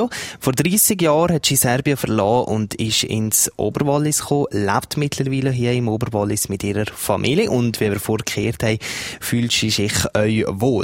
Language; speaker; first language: German; native; German